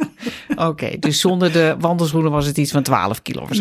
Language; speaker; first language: Dutch; native; Dutch